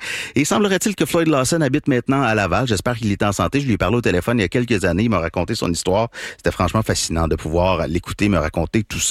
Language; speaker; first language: French; native; French